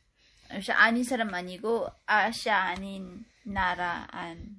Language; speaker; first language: Korean; non-native, fluent; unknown